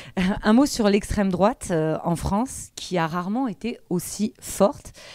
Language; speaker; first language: French; native; French